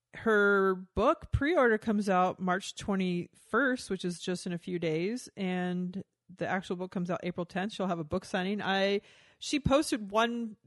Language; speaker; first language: English; native; English